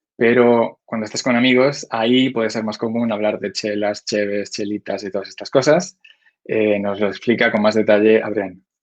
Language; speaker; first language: Spanish; native; Spanish